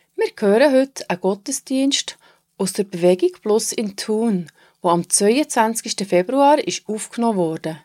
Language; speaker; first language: German; native; German